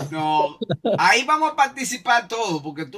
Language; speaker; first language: Spanish; native; Spanish